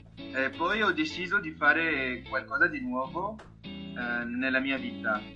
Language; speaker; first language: Italian; non-native, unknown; Arabic